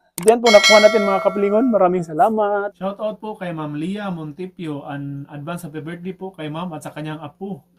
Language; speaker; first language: Filipino; non-native, local second language; Cebuano